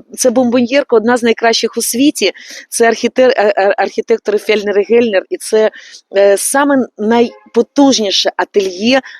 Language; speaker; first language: Ukrainian; native; Ukrainian